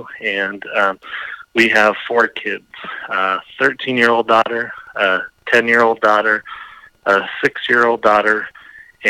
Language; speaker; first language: English; native; English